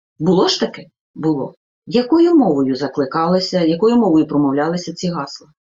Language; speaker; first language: Ukrainian; native; Ukrainian